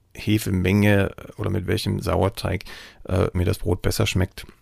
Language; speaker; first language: German; native; German